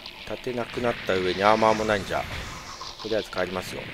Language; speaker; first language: Japanese; native; Japanese